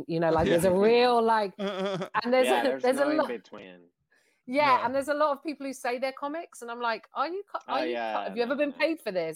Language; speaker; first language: English; native; English